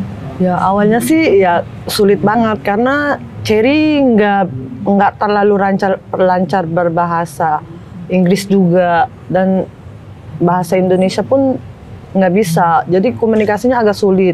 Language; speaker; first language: Indonesian; non-native, fluent; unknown